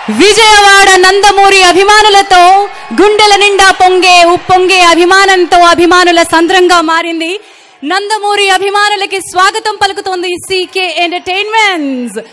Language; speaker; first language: Telugu; native; Telugu